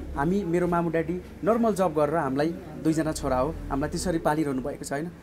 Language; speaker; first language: Nepali; native; Nepali